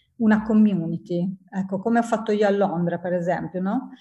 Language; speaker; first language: Italian; native; Italian